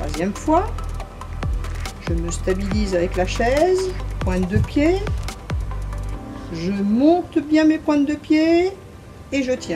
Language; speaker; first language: French; native; French